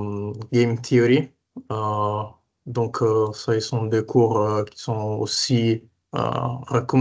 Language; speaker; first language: French; non-native, fluent; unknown